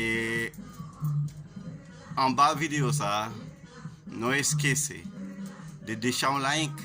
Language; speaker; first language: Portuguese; non-native, learner; Haitian Creole